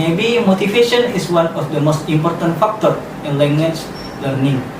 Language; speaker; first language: English; non-native, learner; Indonesian